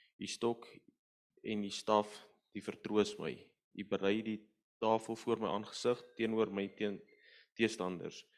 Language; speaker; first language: Afrikaans; native; Afrikaans